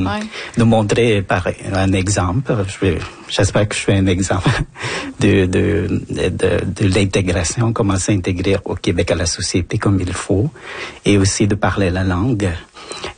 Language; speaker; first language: French; non-native, fluent; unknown